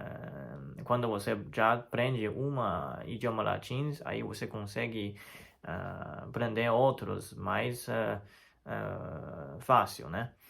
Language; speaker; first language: Portuguese; non-native, fluent; Chinese